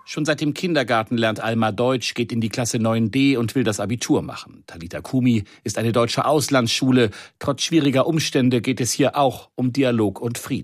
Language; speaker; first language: German; native; German